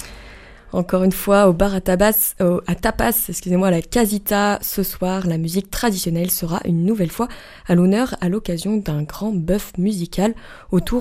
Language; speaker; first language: French; native; French